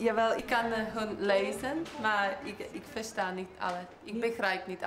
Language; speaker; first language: Dutch; non-native, learner; Czech